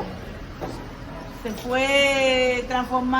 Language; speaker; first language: Spanish; native; Spanish